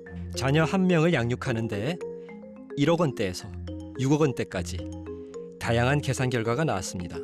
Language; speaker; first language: Korean; native; Korean